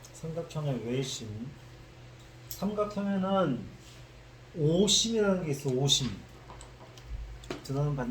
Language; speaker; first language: Korean; native; Korean